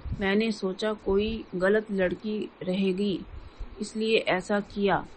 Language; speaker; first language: Hindi; native; Hindi